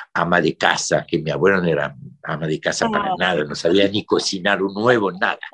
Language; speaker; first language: Spanish; non-native, fluent; French